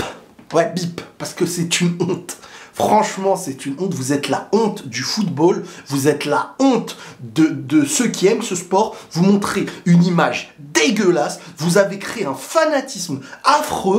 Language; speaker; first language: French; native; French